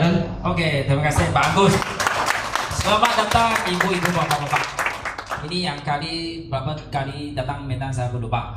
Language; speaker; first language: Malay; non-native, local second language; Chinese